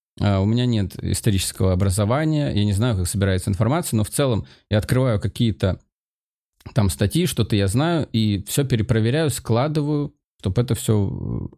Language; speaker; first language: Russian; native; Russian